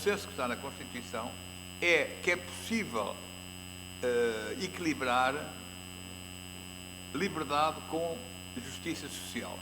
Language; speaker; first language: Portuguese; native; Portuguese